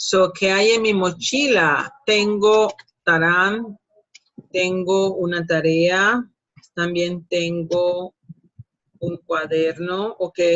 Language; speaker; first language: Spanish; non-native, fluent; English